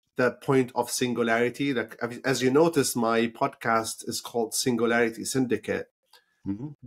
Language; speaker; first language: English; non-native, fluent; Arabic